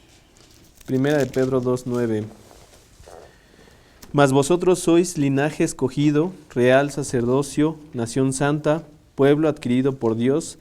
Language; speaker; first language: Spanish; native; Spanish